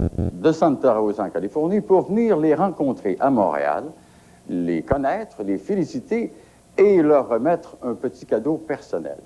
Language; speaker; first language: French; native; French